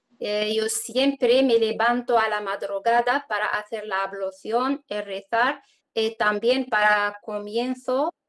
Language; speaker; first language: Spanish; non-native, learner; Arabic